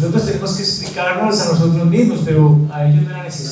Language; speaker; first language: Spanish; native; Spanish